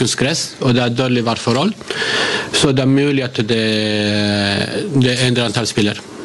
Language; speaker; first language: Norwegian; non-native, learner; Italian